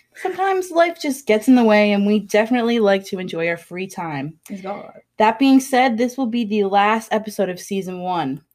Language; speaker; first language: English; native; English